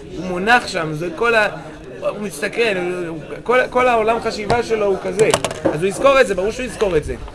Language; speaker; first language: Hebrew; native; Hebrew